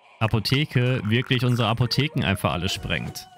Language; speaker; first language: German; native; German